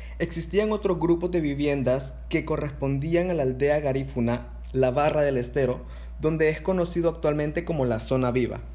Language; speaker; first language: Spanish; non-native, local second language; English